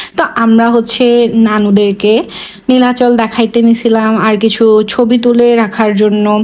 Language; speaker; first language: Bangla; non-native, local second language; Chakma